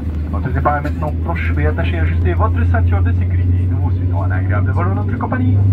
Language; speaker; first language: French; native; French